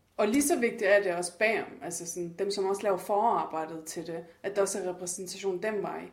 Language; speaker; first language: Danish; native; Danish